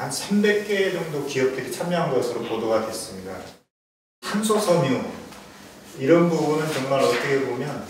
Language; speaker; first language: Korean; native; Korean